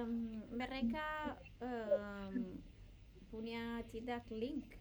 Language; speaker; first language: Indonesian; non-native, learner; English